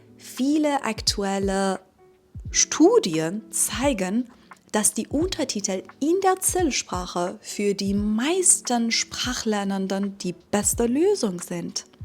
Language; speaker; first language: German; non-native, fluent; Persian